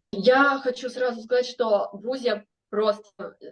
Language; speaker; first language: Russian; native; Russian